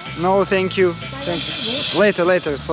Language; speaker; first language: English; non-native, learner; Serbian